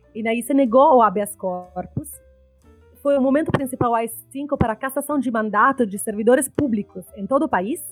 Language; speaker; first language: Portuguese; non-native, fluent; Italian